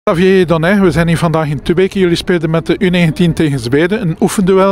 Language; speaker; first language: Dutch; native; Dutch